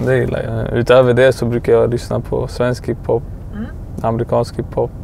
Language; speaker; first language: Swedish; early bilingual, other home language; Arabic